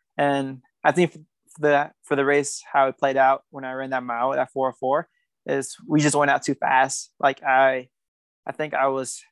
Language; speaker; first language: English; native; English